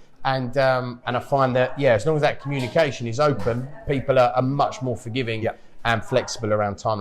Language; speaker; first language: English; native; English